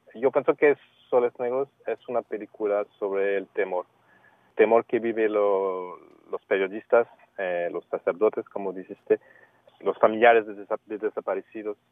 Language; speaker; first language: Spanish; non-native, fluent; English